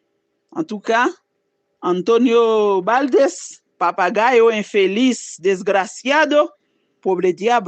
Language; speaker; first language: Spanish; non-native, fluent; Haitian Creole